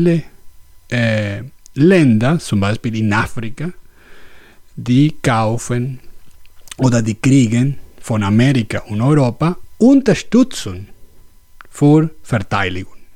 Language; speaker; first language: German; non-native, learner; Spanish